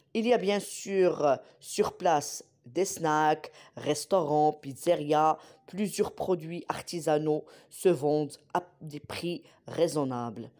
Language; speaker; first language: French; non-native, local second language; Arabic